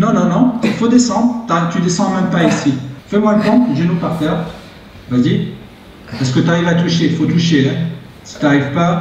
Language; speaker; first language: French; native; French